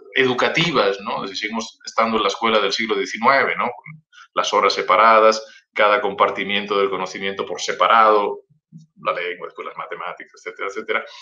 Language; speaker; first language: Spanish; native; Spanish